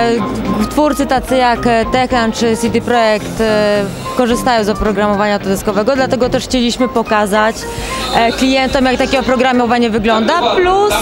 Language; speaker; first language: Polish; native; Polish